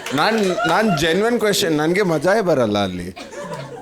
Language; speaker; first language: Kannada; non-native, learner; Punjabi